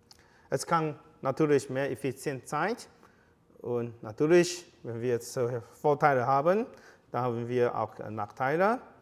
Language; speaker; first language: German; non-native, fluent; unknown